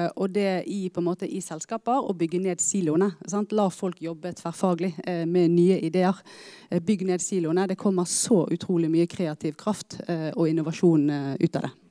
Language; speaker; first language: Norwegian; native; Norwegian